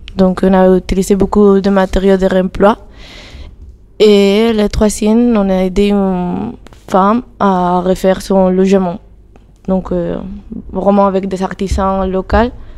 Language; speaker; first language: French; non-native, fluent; Spanish